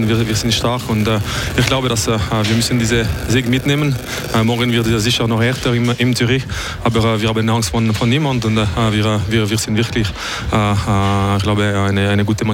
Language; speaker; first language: German; non-native, local second language; French